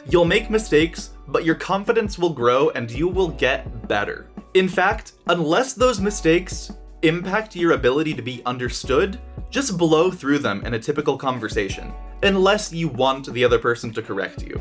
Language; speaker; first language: English; native; English